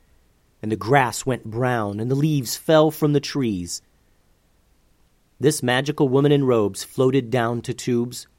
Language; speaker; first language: English; native; English